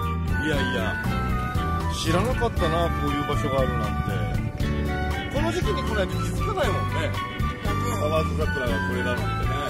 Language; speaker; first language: Japanese; native; Japanese